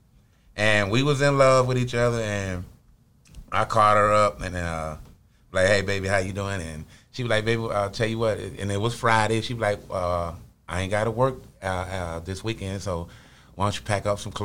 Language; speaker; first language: English; native; English